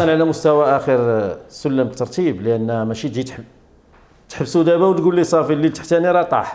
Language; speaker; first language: Arabic; native; Arabic